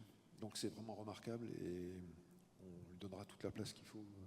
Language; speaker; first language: French; native; French